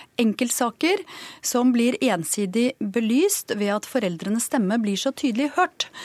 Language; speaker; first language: Norwegian; native; Norwegian